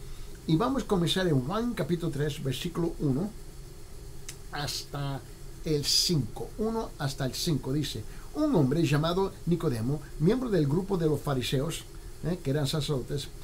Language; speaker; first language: Spanish; early bilingual, heritage; Spanish